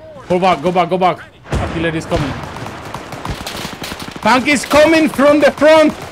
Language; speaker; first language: English; non-native, learner; Spanish